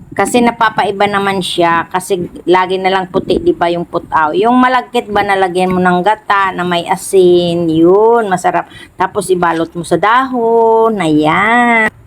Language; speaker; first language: Filipino; non-native, local second language; Masbatenyo